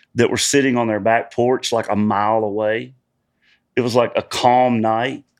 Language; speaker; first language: English; native; English